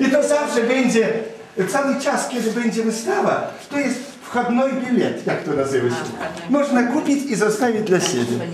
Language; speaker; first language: Polish; early bilingual, heritage; Polish